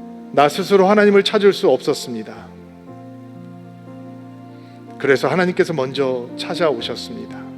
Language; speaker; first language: Korean; native; Korean